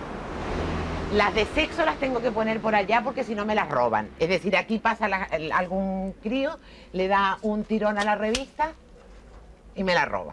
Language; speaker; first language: Spanish; native; Spanish